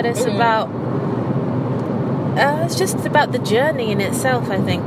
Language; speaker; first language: English; native; English